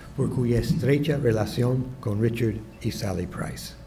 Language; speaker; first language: Spanish; native; Spanish